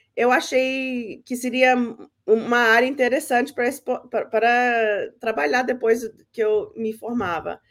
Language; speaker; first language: Portuguese; early bilingual, heritage; Portuguese